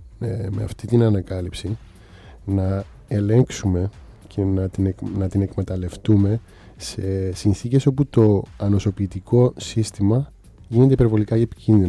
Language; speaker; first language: Greek; native; Greek